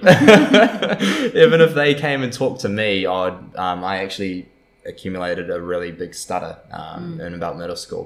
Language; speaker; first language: English; native; English